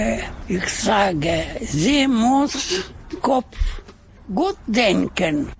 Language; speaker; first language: German; non-native, learner; Russian